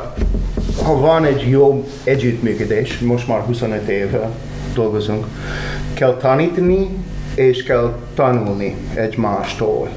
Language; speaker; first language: Hungarian; non-native, learner; English